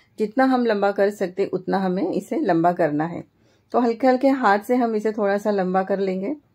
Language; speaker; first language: Hindi; non-native, local second language; Marathi